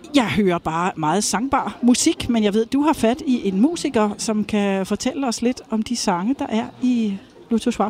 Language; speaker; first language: Danish; native; Danish